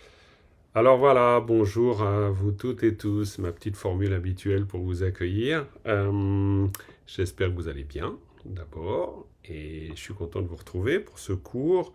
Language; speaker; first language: French; native; French